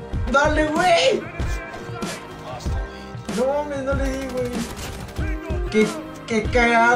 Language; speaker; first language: Spanish; native; Spanish